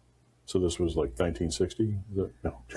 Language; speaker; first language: English; native; English